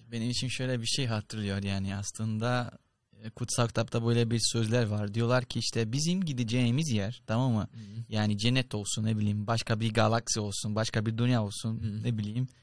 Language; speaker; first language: Turkish; non-native, fluent; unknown